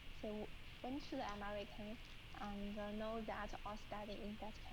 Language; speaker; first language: English; non-native, learner; Chinese